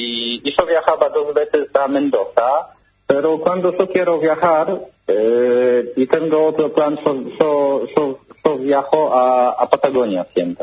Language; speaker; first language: Spanish; non-native, learner; Polish